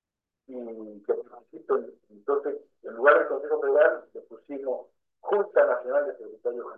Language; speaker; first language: Spanish; native; Spanish